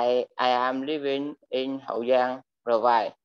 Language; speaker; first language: English; non-native, learner; Vietnamese